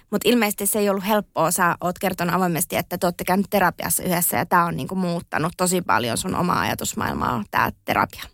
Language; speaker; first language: Finnish; native; Finnish